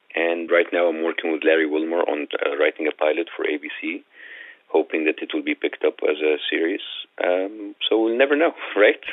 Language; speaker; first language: English; non-native, fluent; Arabic